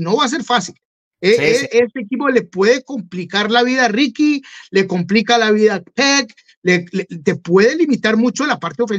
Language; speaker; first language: Spanish; native; Spanish